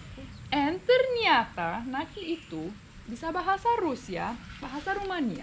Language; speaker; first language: Indonesian; non-native, fluent; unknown